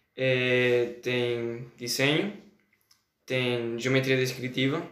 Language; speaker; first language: Portuguese; non-native, fluent; Spanish